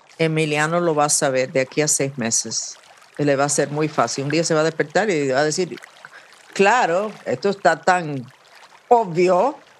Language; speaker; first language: Spanish; non-native, fluent; English